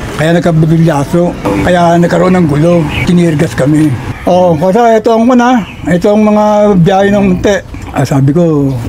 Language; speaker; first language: Filipino; native; Filipino